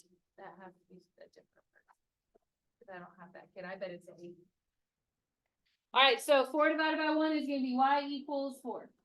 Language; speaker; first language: English; native; English